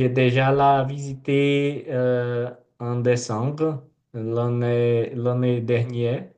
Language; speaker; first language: French; non-native, learner; Portuguese